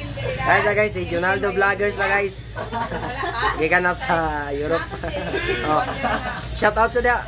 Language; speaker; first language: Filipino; non-native, local second language; Cebuano